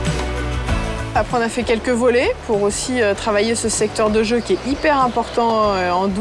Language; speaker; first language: French; native; French